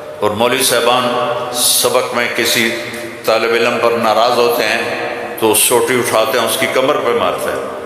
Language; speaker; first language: Urdu; non-native, local second language; Punjabi